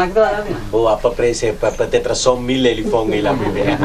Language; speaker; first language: French; non-native, fluent; Sinhala